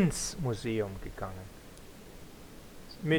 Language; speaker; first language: German; non-native, learner; Spanish